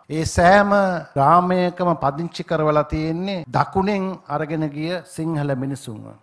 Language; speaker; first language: Sinhala; native; Sinhala